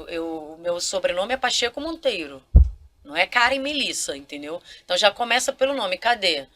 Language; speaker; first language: Portuguese; non-native, local second language; Kabuverdianu